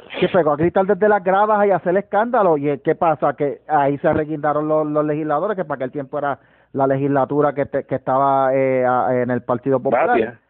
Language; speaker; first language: Spanish; native; Spanish